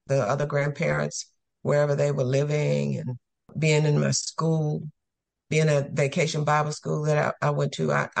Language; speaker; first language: English; native; English